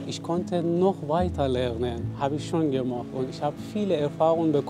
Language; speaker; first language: German; non-native, learner; Persian